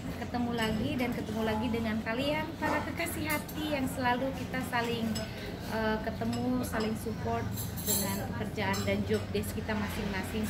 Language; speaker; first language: Indonesian; native; Indonesian